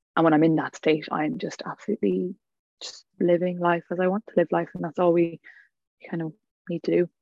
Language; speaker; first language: English; native; English